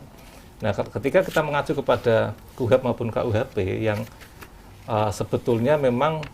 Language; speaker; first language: Indonesian; native; Indonesian